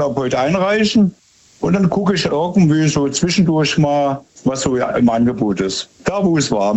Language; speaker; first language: German; native; German